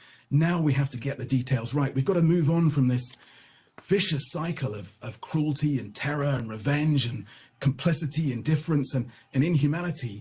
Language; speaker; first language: English; native; English